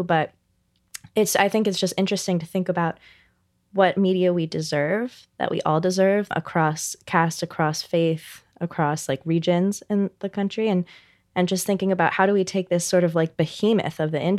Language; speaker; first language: English; native; English